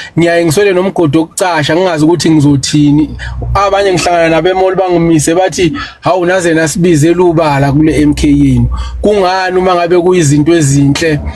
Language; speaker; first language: Zulu; native; Zulu